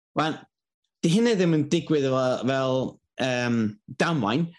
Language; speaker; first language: Welsh; native; Welsh